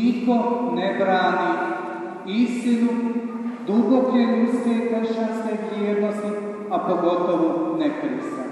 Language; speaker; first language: Serbian; native; Serbian